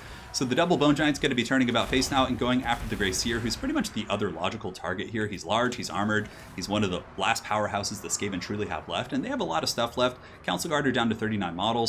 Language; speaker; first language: English; native; English